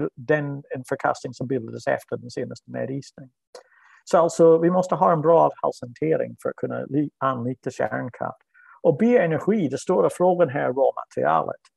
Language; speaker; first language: Swedish; non-native, fluent; English